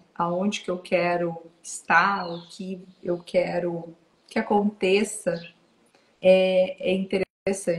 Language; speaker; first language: Portuguese; native; Portuguese